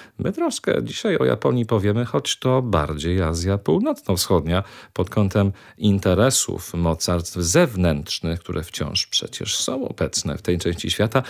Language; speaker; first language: Polish; native; Polish